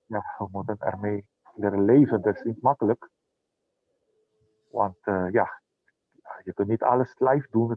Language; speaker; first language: Dutch; non-native, local second language; Papiamento